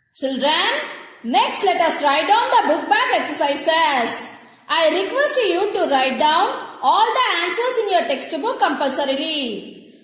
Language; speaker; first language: English; non-native, local second language; Tamil